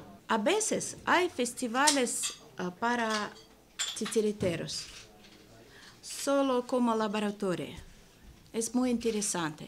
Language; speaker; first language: Spanish; non-native, learner; Russian